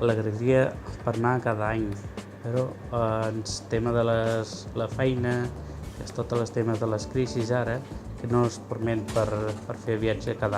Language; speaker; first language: Catalan; non-native, learner; Punjabi